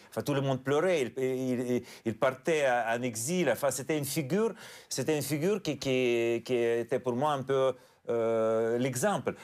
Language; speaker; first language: French; non-native, fluent; Russian